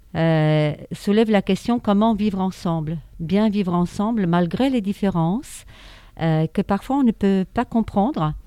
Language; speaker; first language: French; non-native, fluent; Polish